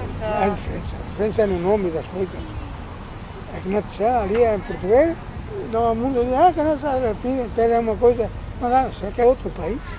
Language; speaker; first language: Portuguese; non-native, local second language; Spanish